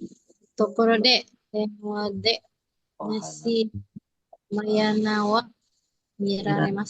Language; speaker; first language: Japanese; non-native, learner; Indonesian